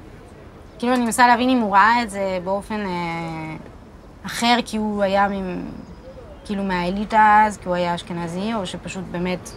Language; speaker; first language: Hebrew; native; Hebrew